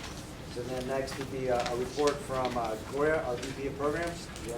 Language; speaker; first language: English; native; English